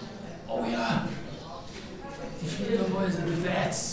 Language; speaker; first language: German; native; German